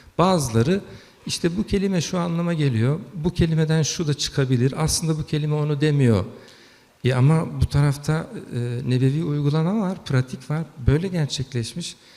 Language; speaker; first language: Turkish; early bilingual, heritage; Turkish